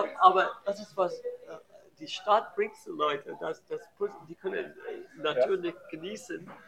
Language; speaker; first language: German; non-native, learner; English